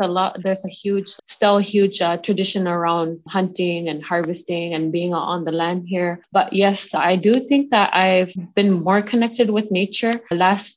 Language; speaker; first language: English; native; English